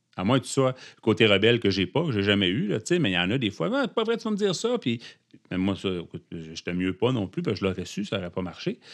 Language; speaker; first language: French; native; French